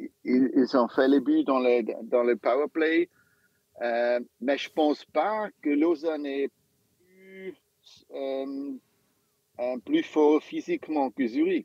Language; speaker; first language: French; non-native, local second language; German